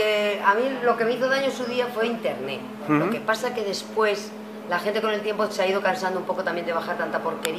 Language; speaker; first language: Spanish; native; Spanish